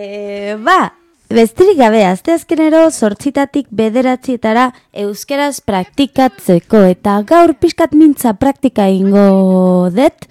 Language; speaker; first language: Basque; non-native, learner; Spanish